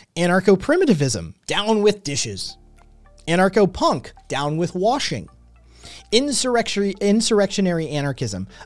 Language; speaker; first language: English; native; English